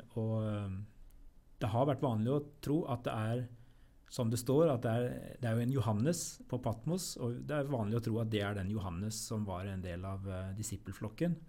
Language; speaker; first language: Norwegian; native; Norwegian